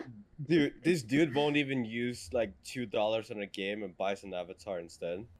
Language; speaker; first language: English; non-native, fluent; Danish